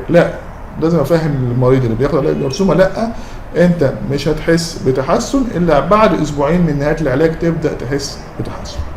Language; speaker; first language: Arabic; native; Arabic